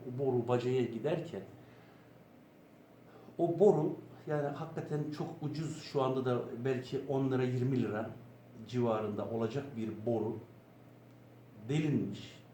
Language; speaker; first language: Turkish; native; Turkish